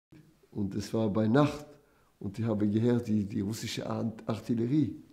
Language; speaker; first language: German; non-native, fluent; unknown